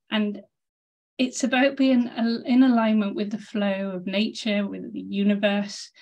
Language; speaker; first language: English; native; English